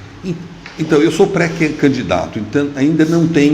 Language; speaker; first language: Portuguese; native; Portuguese